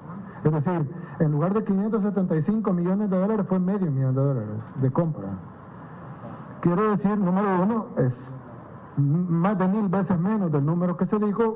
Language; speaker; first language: Spanish; native; Spanish